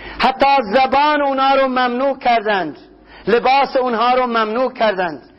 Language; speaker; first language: Persian; non-native, local second language; Kurdish